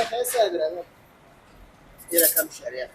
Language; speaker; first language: Hindi; non-native, learner; Pashto